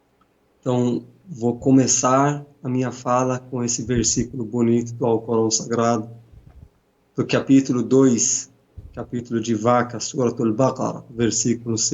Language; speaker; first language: Portuguese; non-native, fluent; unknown